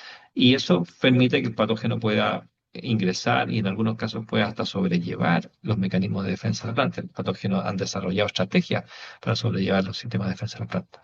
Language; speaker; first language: Spanish; native; Spanish